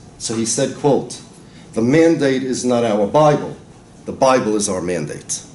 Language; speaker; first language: English; native; English